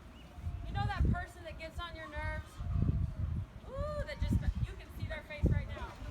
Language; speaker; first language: English; native; English